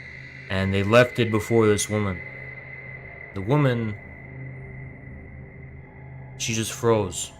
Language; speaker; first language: English; native; English